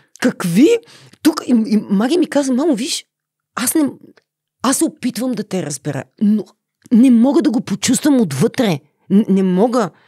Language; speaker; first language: Bulgarian; native; Bulgarian